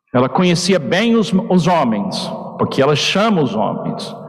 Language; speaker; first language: Portuguese; non-native, fluent; English